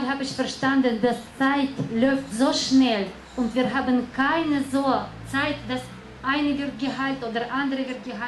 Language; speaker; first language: German; non-native, learner; Russian